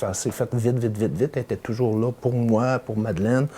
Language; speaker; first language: French; native; French